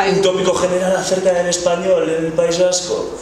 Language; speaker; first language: Spanish; non-native, local second language; Basque